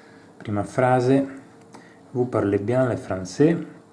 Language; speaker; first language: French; non-native, learner; Italian